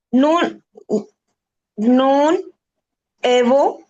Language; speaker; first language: French; non-native, learner; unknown